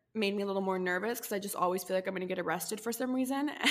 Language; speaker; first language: English; non-native, fluent; Spanish